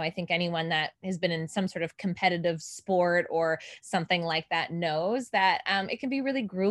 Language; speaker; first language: English; native; English